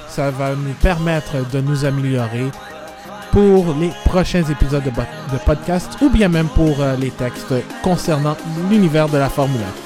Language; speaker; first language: French; native; French